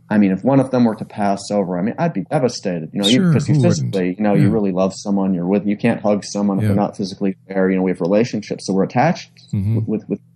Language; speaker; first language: English; native; English